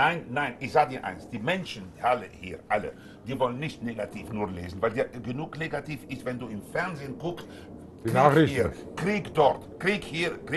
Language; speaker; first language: German; non-native, fluent; Spanish